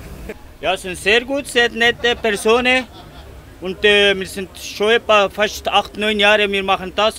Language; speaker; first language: German; non-native, learner; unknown